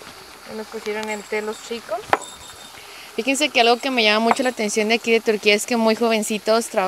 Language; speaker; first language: Spanish; native; Spanish